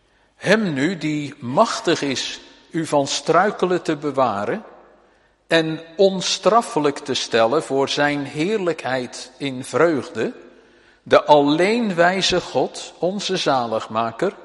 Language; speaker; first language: Dutch; native; Dutch